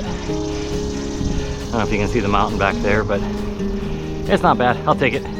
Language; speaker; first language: English; native; English